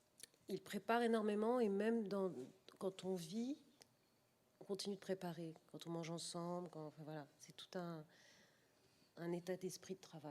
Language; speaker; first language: French; native; French